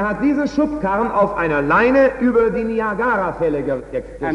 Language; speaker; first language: German; native; German